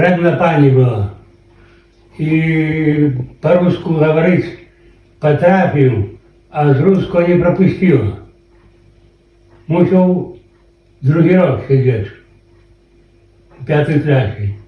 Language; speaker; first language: Polish; non-native, local second language; Belarusian